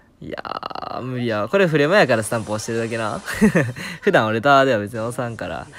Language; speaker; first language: Japanese; native; Japanese